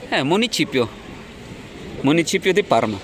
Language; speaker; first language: Italian; non-native, fluent; Filipino